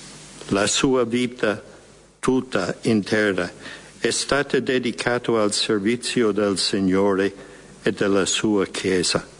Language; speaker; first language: Italian; non-native, fluent; English